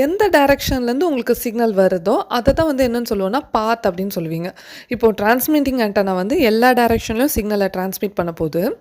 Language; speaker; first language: Tamil; native; Tamil